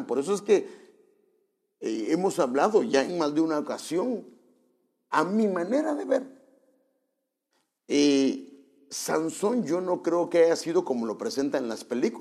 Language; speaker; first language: Spanish; native; Spanish